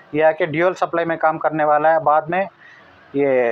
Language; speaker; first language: Hindi; non-native, local second language; Telugu